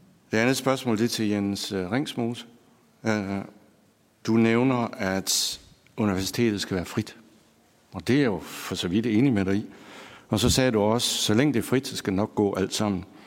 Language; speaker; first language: Danish; native; Danish